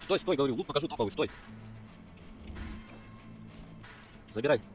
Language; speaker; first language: Russian; native; Russian